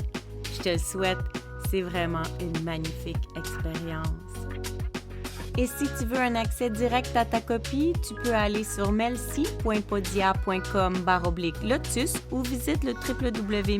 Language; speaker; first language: French; native; French